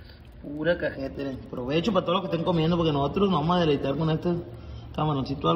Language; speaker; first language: Spanish; native; Spanish